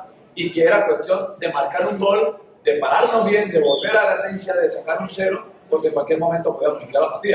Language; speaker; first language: Spanish; native; Spanish